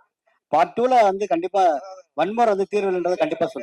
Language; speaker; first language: Tamil; native; Tamil